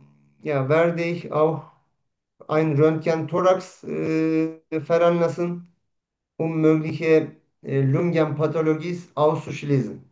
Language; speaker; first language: German; non-native, learner; Turkish